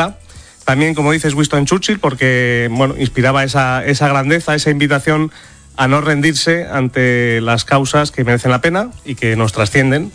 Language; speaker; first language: Spanish; native; Spanish